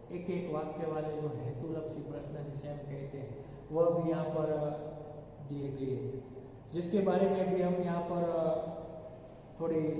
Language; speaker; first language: Hindi; non-native, local second language; Gujarati